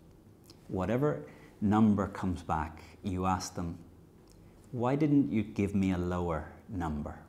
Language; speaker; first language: English; native; English